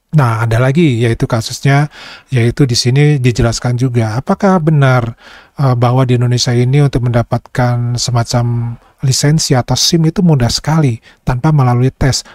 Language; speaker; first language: Indonesian; native; Indonesian